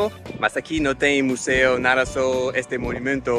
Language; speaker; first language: Portuguese; non-native, fluent; English